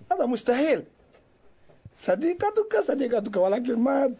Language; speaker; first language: Arabic; non-native, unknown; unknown